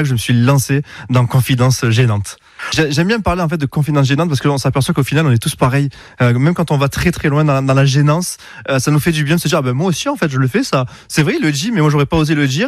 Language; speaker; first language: French; native; French